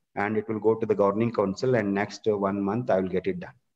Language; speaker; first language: English; non-native, local second language; Kannada